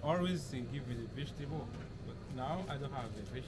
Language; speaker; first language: English; non-native, learner; Haitian Creole